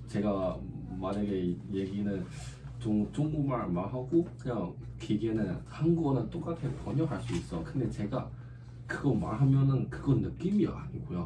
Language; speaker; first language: Korean; non-native, learner; Chinese